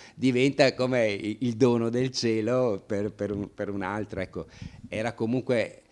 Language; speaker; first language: Italian; native; Italian